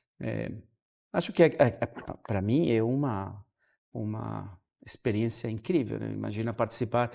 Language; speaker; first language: Portuguese; non-native, fluent; Spanish